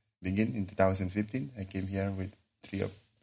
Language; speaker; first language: English; non-native, learner; Indonesian